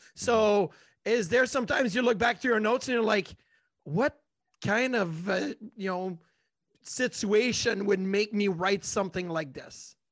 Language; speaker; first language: English; native; English